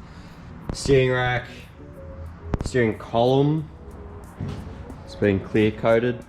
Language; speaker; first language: English; native; English